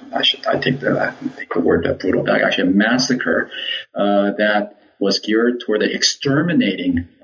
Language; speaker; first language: English; early bilingual, other home language; Korean